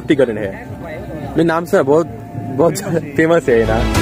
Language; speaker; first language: Hindi; non-native, learner; Bangla